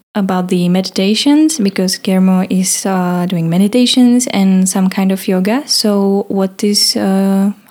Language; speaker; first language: English; non-native, learner; Czech